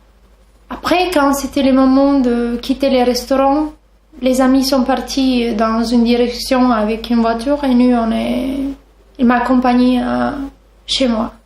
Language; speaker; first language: French; non-native, fluent; Italian